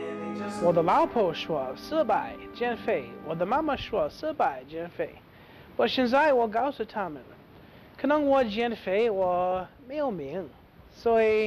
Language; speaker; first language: Chinese; non-native, learner; English